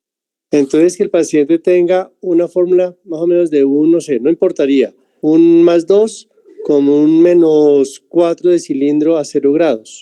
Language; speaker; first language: Spanish; native; Spanish